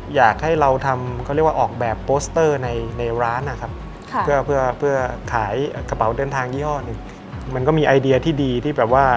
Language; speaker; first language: Thai; native; Thai